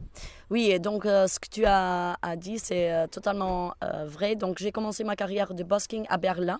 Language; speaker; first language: French; non-native, fluent; Portuguese